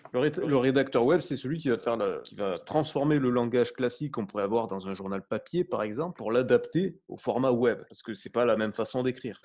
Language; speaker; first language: French; native; French